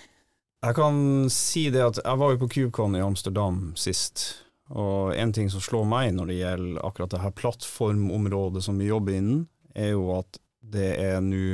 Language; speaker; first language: Norwegian; native; Norwegian